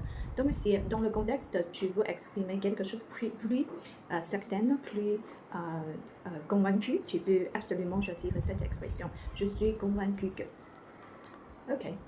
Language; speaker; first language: French; non-native, learner; Chinese